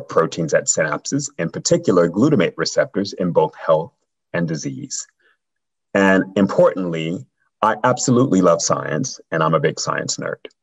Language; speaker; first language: English; native; English